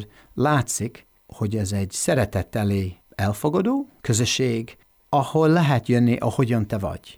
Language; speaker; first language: Hungarian; non-native, fluent; English